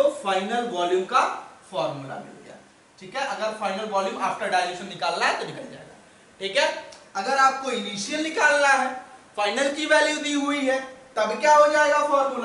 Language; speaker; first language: Hindi; native; Hindi